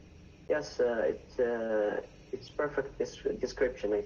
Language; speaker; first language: English; non-native, learner; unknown